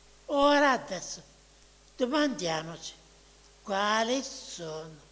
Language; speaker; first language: Italian; non-native, fluent; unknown